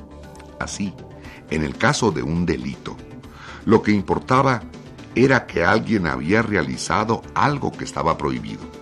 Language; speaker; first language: Spanish; native; Spanish